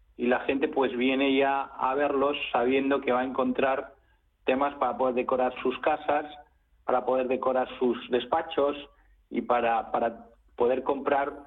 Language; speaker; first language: Spanish; native; Spanish